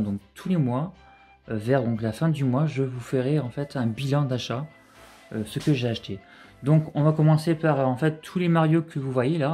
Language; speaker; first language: French; native; French